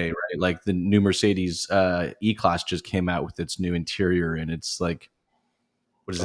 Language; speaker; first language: English; native; English